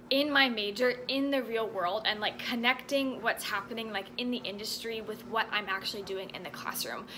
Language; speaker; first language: English; native; English